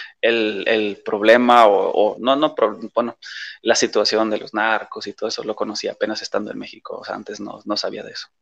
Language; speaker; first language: Spanish; non-native, fluent; Polish